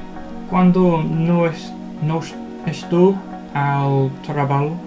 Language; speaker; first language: Portuguese; non-native, learner; English